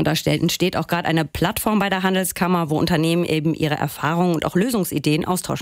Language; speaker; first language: German; native; German